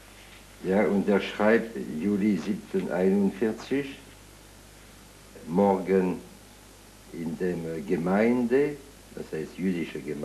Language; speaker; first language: German; non-native, learner; French